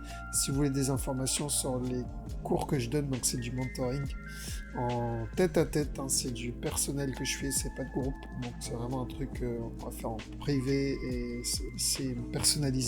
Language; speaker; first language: French; native; French